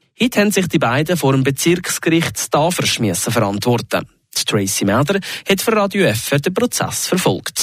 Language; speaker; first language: German; native; German